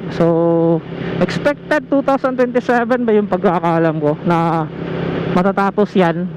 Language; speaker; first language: Filipino; non-native, local second language; Cebuano